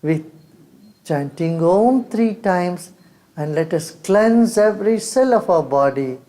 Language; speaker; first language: English; non-native, local second language; Hindi